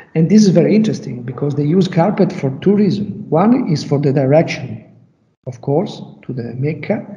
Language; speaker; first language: English; non-native, learner; Italian